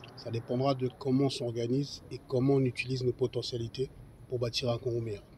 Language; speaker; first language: French; non-native, local second language; Lingala